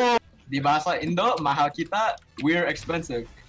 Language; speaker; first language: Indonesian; early bilingual, heritage; Indonesian